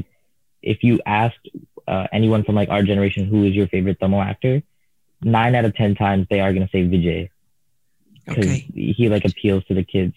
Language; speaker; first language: English; non-native, fluent; Tamil